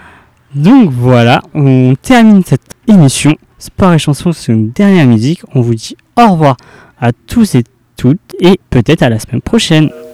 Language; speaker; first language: French; native; French